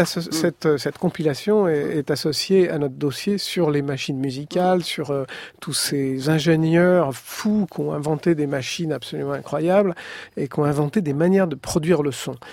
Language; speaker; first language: French; native; French